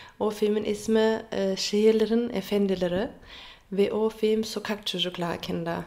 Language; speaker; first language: Turkish; non-native, fluent; German